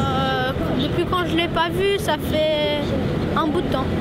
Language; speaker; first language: French; early bilingual, other home language; Romanian